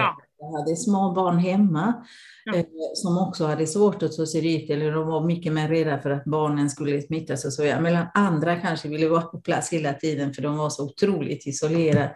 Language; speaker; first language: Swedish; non-native, fluent; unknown